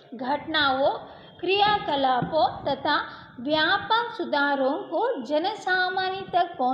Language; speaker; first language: Hindi; non-native, local second language; Kannada